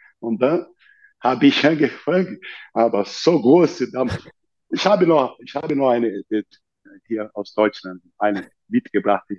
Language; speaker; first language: German; non-native, learner; Portuguese